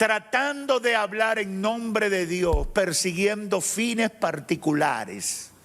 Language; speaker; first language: Spanish; native; Spanish